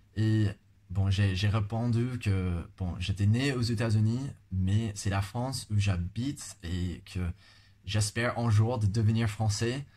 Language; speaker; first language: French; non-native, fluent; English